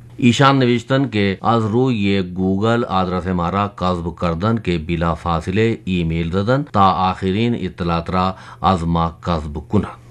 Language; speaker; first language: Persian; non-native, fluent; Urdu